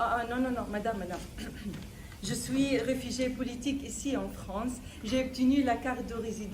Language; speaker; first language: French; non-native, fluent; Arabic